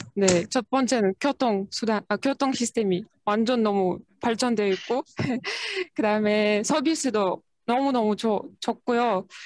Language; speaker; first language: Korean; non-native, fluent; Russian